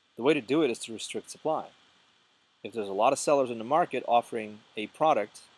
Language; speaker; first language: English; non-native, fluent; Russian